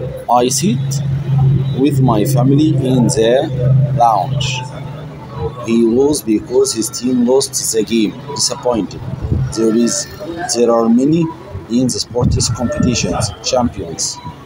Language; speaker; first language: English; non-native, fluent; Arabic